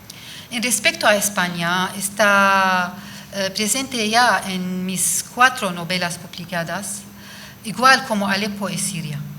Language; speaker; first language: Spanish; non-native, fluent; Arabic